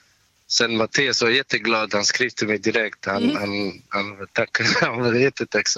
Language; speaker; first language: Swedish; non-native, learner; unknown